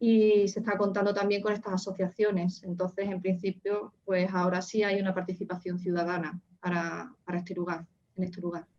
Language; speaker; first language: Spanish; native; Spanish